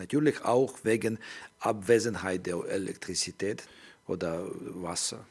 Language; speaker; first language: German; non-native, learner; Ukrainian